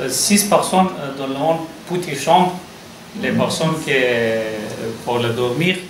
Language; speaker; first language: French; non-native, learner; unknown